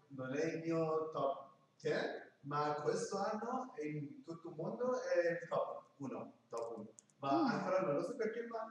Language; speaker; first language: Italian; non-native, learner; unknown